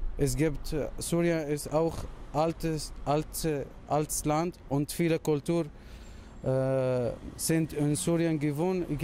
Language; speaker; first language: German; non-native, learner; Arabic